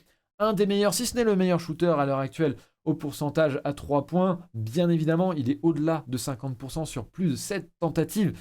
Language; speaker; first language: French; native; French